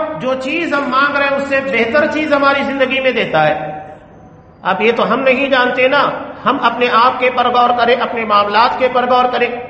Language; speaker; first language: Urdu; native; Urdu